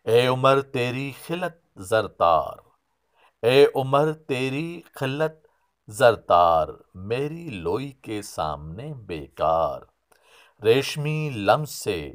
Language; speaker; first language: Urdu; non-native, local second language; Sindhi